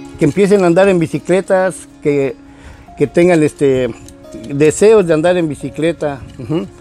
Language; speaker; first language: Spanish; native; Spanish